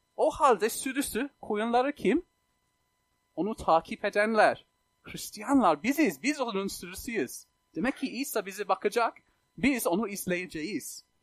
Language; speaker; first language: Turkish; non-native, fluent; English